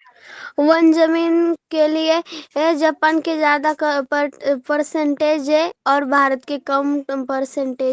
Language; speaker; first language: Hindi; non-native, local second language; Marathi